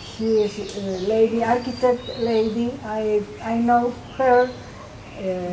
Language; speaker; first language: English; non-native, learner; Spanish